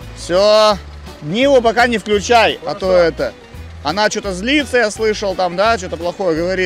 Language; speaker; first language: Russian; native; Russian